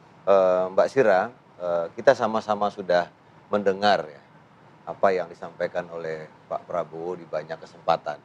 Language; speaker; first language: Indonesian; native; Indonesian